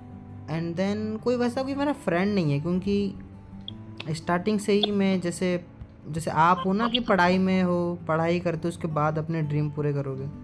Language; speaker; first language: Hindi; native; Hindi